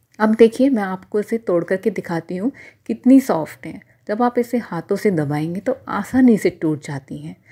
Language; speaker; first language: Hindi; native; Hindi